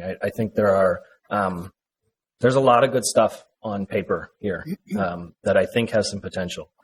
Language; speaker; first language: English; native; English